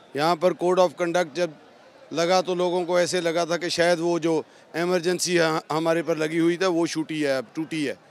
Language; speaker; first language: Hindi; non-native, local second language; Punjabi